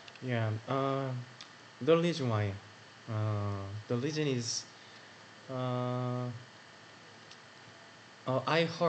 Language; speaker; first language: English; non-native, learner; Korean